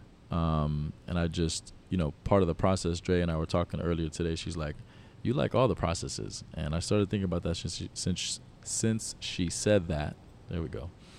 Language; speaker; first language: English; native; English